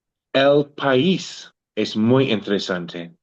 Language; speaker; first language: Spanish; non-native, learner; English